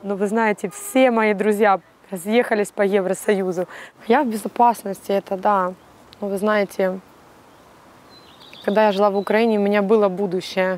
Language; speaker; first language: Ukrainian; non-native, local second language; Russian